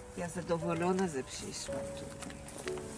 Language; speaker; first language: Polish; early bilingual, heritage; Hebrew